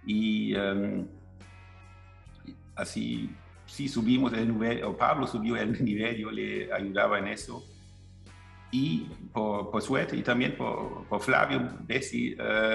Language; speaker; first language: Spanish; non-native, fluent; German